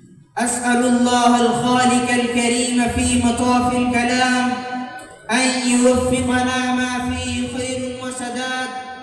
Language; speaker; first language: Arabic; non-native, learner; Urdu